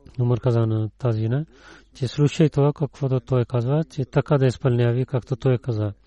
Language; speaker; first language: Bulgarian; non-native, learner; Urdu